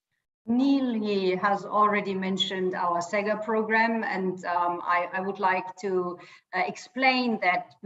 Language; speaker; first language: English; non-native, fluent; German